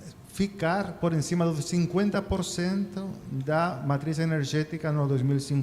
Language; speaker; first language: Portuguese; non-native, fluent; Spanish